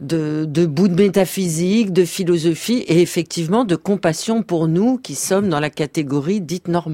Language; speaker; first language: French; native; French